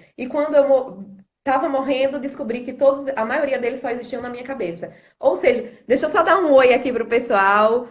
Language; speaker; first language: Portuguese; native; Portuguese